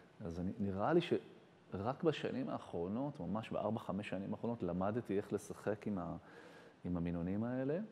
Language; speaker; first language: Hebrew; native; Hebrew